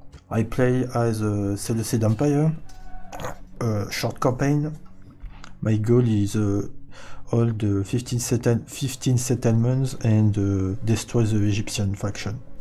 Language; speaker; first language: English; non-native, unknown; French